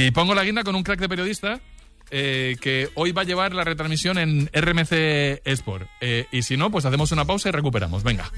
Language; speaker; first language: Spanish; native; Spanish